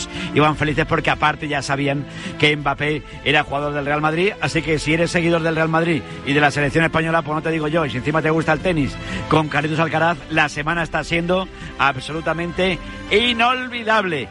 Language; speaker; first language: Spanish; native; Spanish